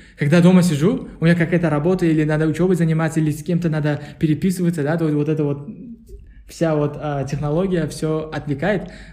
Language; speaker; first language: Russian; non-native, local second language; Uzbek